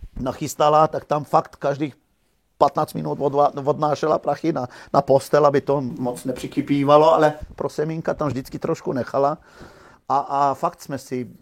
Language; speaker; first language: Czech; non-native, fluent; Croatian